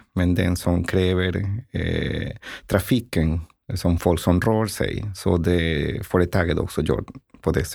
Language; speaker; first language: Swedish; non-native, learner; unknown